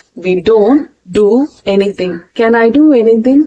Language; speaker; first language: English; non-native, local second language; Tamil